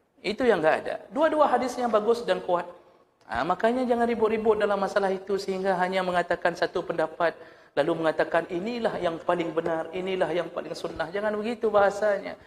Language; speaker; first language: Malay; non-native, local second language; Achinese